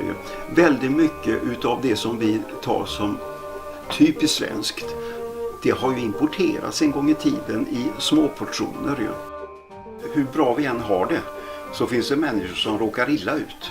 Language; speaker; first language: Swedish; native; Swedish